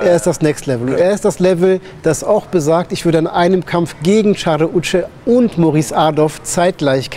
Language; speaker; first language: German; native; German